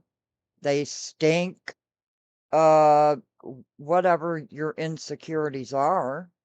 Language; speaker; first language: English; native; English